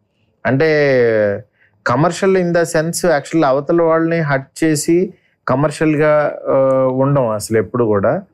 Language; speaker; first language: Telugu; native; Telugu